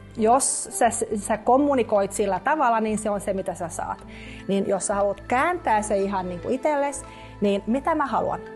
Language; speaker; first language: Finnish; non-native, local second language; Swedish